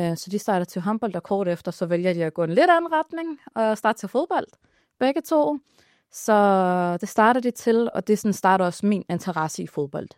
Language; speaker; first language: Danish; early bilingual, other home language; Arabic